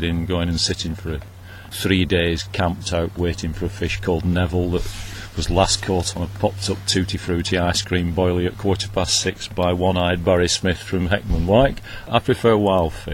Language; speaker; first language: English; native; English